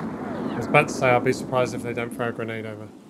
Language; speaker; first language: English; native; English